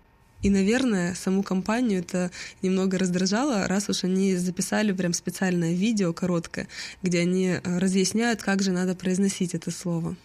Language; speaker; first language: Russian; native; Russian